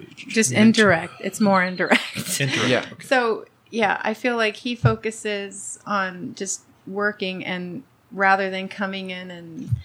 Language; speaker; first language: English; early bilingual, other home language; Spanish